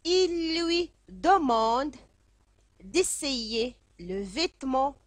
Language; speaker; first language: French; non-native, local second language; Arabic